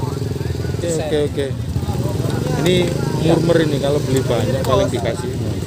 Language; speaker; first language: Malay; non-native, local second language; Javanese